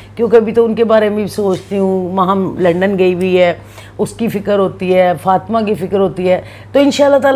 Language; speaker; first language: Urdu; non-native, local second language; Punjabi